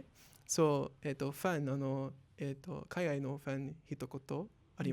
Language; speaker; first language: Japanese; non-native, learner; English